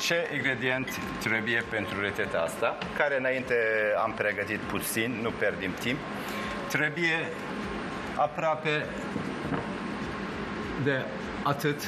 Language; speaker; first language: Romanian; non-native, learner; Turkish